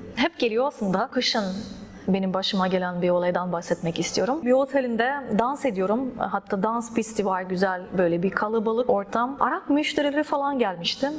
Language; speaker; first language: Turkish; early bilingual, other home language; Russian